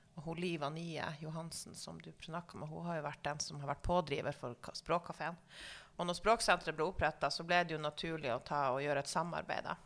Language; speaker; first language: Norwegian; native; Norwegian